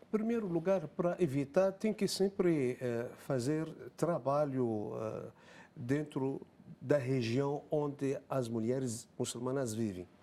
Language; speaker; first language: Portuguese; non-native, fluent; Arabic